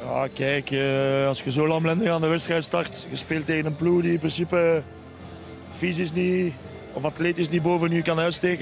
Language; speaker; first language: Dutch; native; Dutch